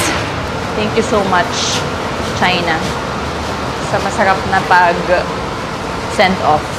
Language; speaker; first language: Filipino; native; Filipino